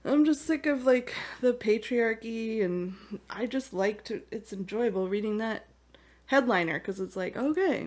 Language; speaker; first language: English; native; English